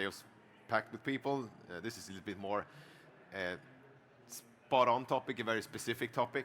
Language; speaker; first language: English; non-native, fluent; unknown